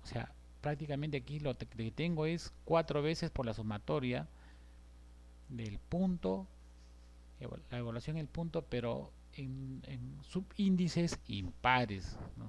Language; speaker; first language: Spanish; native; Spanish